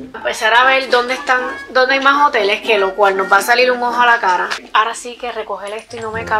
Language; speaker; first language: Spanish; native; Spanish